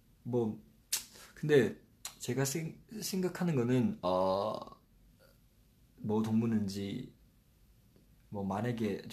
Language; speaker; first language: Korean; non-native, fluent; Chinese